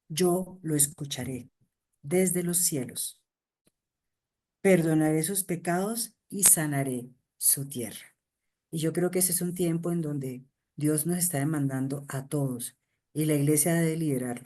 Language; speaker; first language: Spanish; native; Spanish